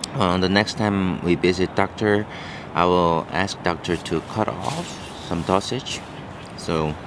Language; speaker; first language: English; non-native, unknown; Korean